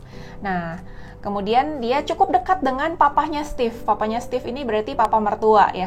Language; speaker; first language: Indonesian; native; Indonesian